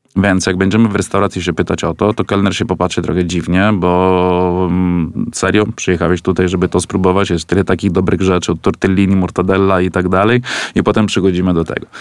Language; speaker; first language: Polish; non-native, fluent; Italian